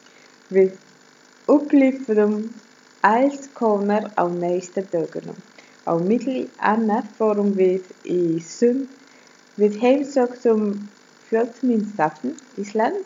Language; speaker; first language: Icelandic; non-native, learner; German